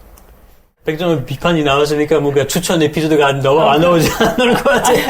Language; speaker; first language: Korean; non-native, fluent; French